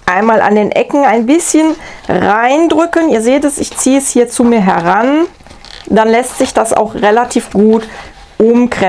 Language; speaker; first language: German; native; German